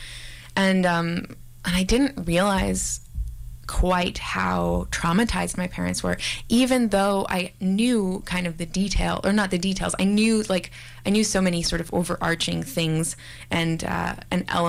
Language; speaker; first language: English; native; English